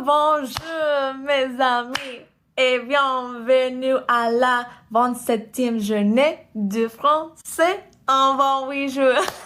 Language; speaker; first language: French; non-native, learner; English